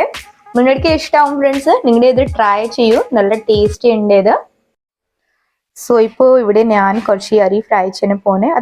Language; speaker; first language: Malayalam; non-native, learner; Hindi